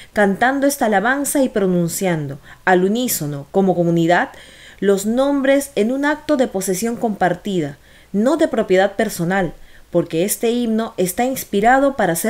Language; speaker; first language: Spanish; native; Spanish